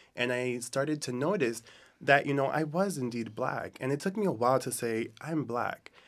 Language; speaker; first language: English; native; English